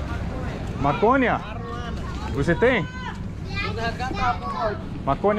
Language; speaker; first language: Portuguese; non-native, learner; English